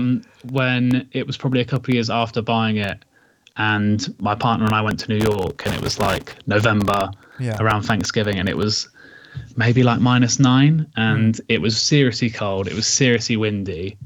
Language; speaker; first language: English; native; English